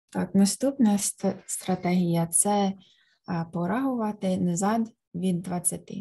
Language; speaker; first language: Ukrainian; early bilingual, heritage; Ukrainian